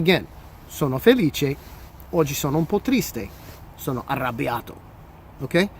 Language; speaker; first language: Italian; non-native, fluent; English